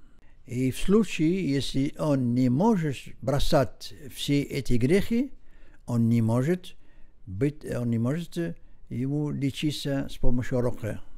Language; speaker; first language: Russian; non-native, learner; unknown